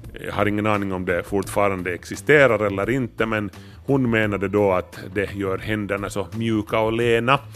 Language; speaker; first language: Swedish; native; Swedish